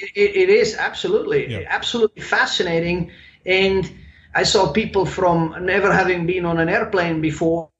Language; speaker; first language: English; non-native, fluent; German